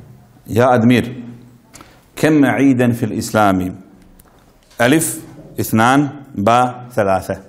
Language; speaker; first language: Arabic; non-native, fluent; Bosnian